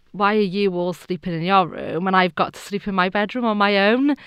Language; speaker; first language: English; native; English